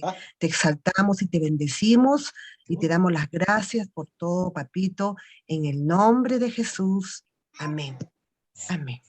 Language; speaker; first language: Spanish; native; Spanish